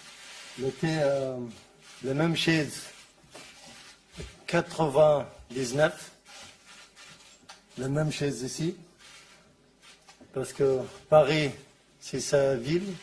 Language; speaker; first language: French; non-native, learner; Arabic